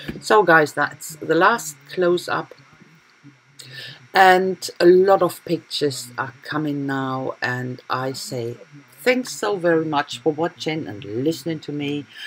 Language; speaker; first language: English; non-native, fluent; German